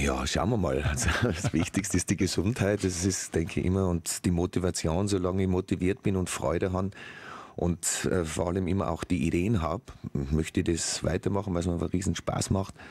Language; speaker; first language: German; native; German